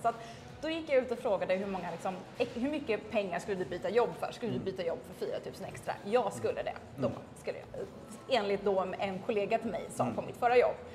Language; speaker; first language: Swedish; native; Swedish